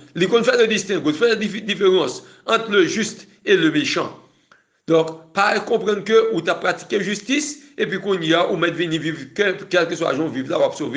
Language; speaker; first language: French; non-native, local second language; Haitian Creole